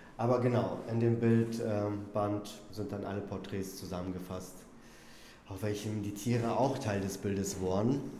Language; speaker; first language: German; early bilingual, other home language; Polish